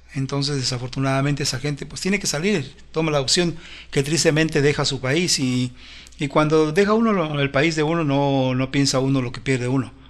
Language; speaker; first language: Spanish; native; Spanish